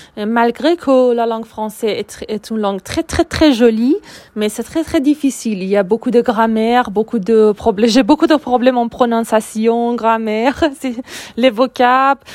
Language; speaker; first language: French; non-native, learner; Persian